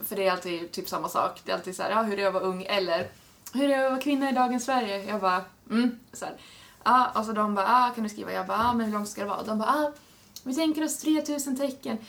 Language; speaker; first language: Swedish; native; Swedish